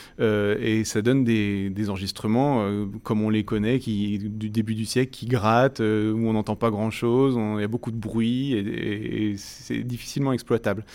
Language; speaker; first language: French; native; French